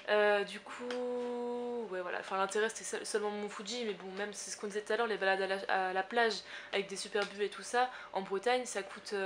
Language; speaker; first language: French; native; French